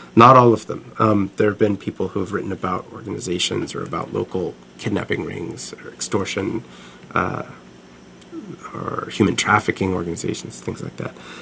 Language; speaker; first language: English; native; English